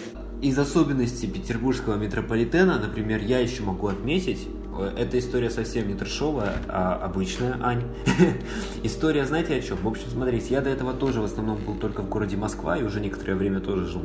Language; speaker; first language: Russian; native; Russian